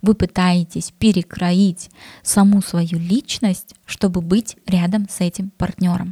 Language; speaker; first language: Russian; native; Russian